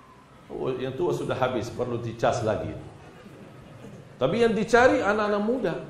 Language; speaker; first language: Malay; non-native, fluent; Arabic